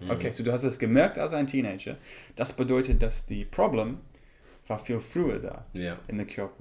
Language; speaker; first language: German; non-native, learner; English